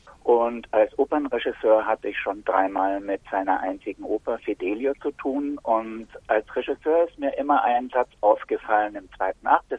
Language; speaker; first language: German; non-native, fluent; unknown